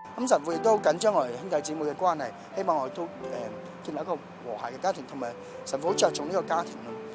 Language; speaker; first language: Cantonese; native; Cantonese